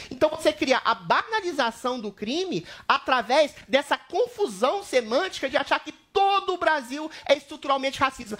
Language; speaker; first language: Portuguese; native; Portuguese